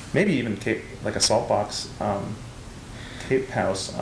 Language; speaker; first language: English; native; English